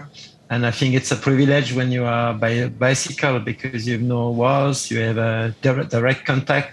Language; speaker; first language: English; non-native, fluent; French